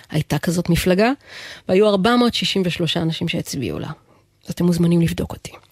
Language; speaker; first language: Hebrew; native; Hebrew